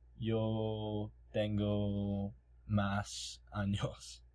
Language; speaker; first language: Spanish; non-native, learner; English